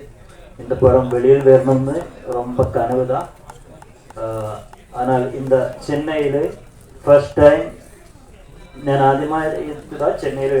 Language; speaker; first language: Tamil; non-native, learner; Malayalam